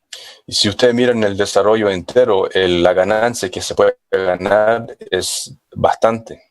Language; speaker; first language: Spanish; non-native, fluent; English